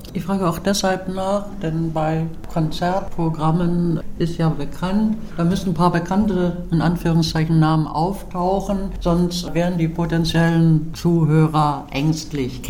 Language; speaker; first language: German; native; German